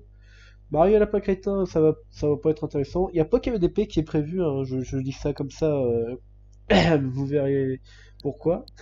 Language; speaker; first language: French; native; French